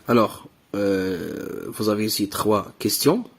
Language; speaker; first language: French; non-native, local second language; Arabic